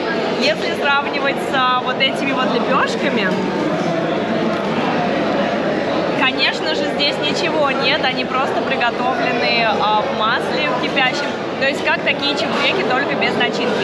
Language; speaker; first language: Russian; native; Russian